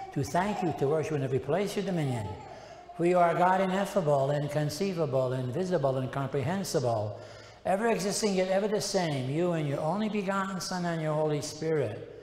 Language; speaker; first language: English; native; English